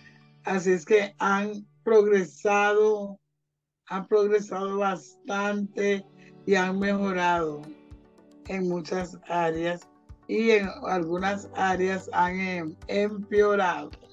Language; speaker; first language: Spanish; non-native, local second language; Jamaican Creole English